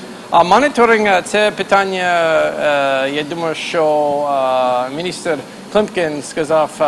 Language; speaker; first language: Ukrainian; non-native, fluent; English